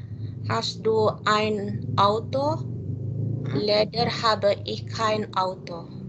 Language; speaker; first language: German; non-native, learner; Indonesian